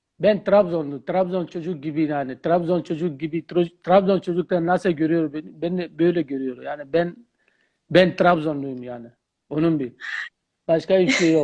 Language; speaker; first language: Turkish; non-native, learner; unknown